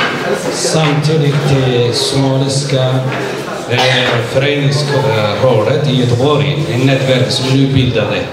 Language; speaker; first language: Swedish; non-native, fluent; Somali